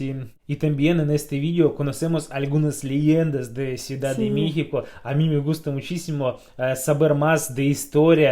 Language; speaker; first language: Spanish; non-native, fluent; Russian